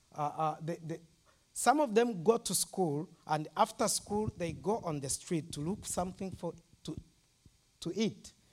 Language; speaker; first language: English; non-native, local second language; Kinyarwanda